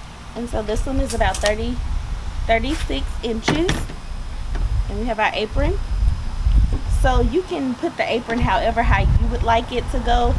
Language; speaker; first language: English; native; English